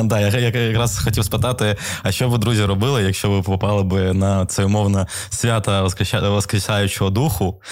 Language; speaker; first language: Ukrainian; native; Ukrainian